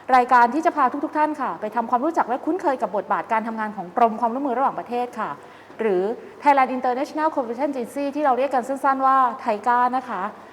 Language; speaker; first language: Thai; native; Thai